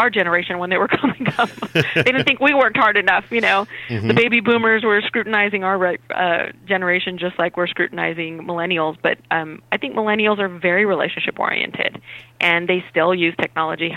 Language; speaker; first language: English; native; English